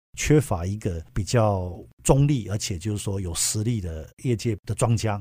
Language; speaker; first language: Chinese; native; Chinese